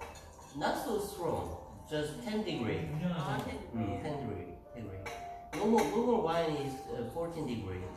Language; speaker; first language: English; non-native, learner; Korean